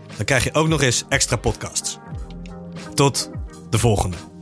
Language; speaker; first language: Dutch; native; Dutch